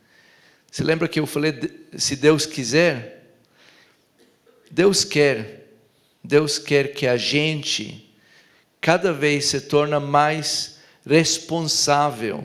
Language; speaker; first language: Portuguese; non-native, fluent; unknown